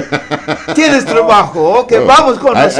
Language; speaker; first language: Spanish; non-native, learner; English